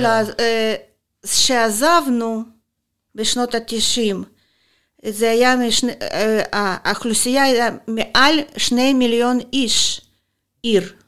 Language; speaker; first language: Hebrew; non-native, fluent; Russian